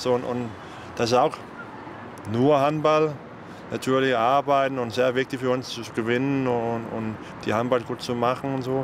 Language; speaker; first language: German; non-native, learner; Danish